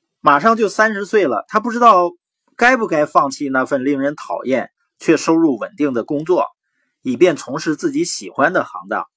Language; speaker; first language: Chinese; native; Chinese